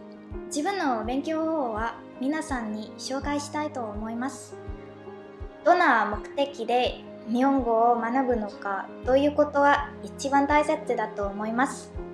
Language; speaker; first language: Japanese; non-native, learner; Vietnamese